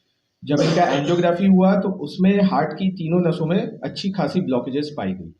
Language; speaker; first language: Hindi; native; Hindi